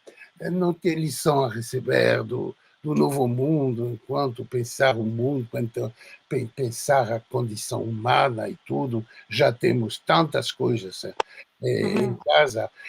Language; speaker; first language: Portuguese; non-native, fluent; French